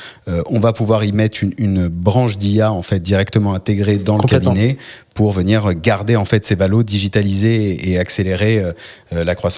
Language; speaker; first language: French; native; French